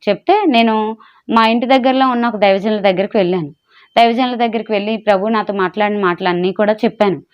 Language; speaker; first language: Telugu; non-native, local second language; Urdu